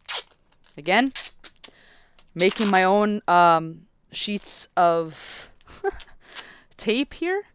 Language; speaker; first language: English; native; English